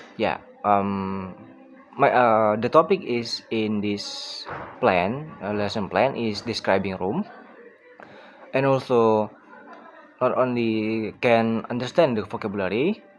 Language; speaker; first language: English; non-native, learner; Indonesian